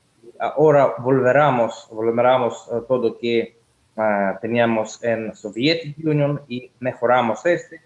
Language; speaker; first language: Spanish; non-native, learner; Russian